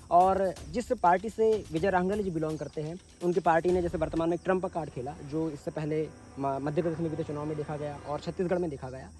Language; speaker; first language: Hindi; native; Hindi